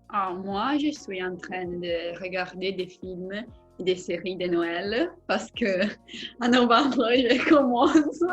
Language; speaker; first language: French; non-native, learner; Italian